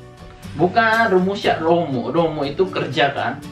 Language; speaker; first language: Indonesian; native; Indonesian